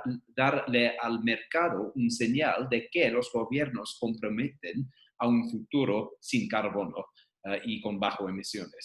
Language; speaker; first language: Spanish; non-native, fluent; English